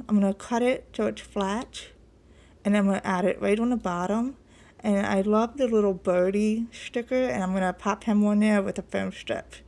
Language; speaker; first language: English; native; English